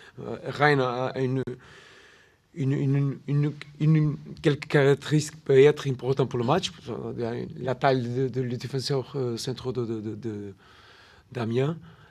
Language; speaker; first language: French; non-native, learner; Portuguese